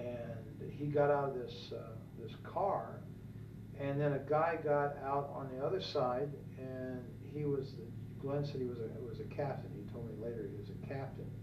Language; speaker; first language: English; native; English